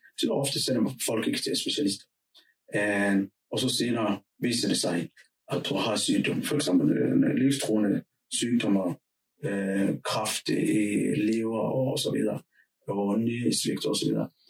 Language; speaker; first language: Danish; non-native, fluent; Somali